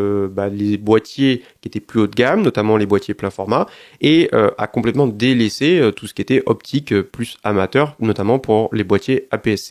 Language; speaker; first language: French; native; French